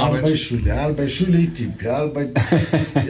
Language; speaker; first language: German; non-native, learner; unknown